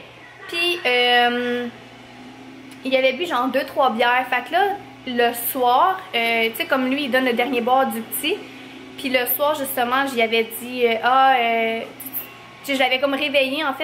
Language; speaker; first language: French; native; French